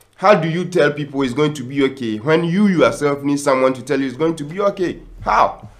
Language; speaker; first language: English; non-native, local second language; Akan